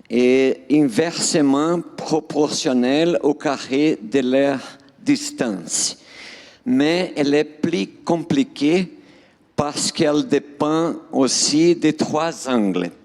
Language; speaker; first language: French; non-native, fluent; Portuguese